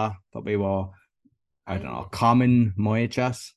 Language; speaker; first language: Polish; non-native, learner; English